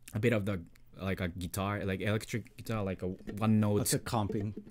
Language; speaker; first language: English; non-native, fluent; Japanese